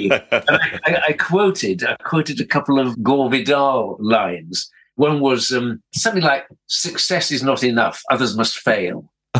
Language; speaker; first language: English; native; English